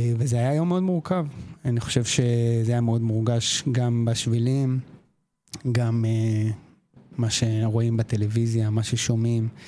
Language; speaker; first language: Hebrew; native; Hebrew